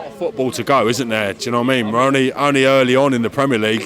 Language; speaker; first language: English; native; English